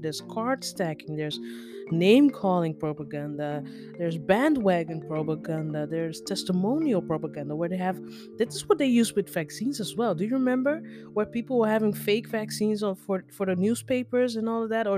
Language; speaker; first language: English; non-native, fluent; Dutch